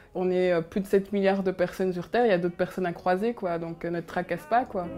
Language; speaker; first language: French; early bilingual, other home language; Kinyarwanda